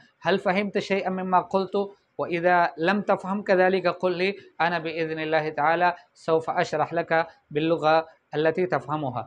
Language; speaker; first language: Arabic; non-native, fluent; Urdu